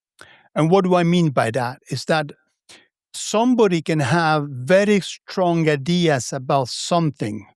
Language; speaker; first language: English; non-native, fluent; Italian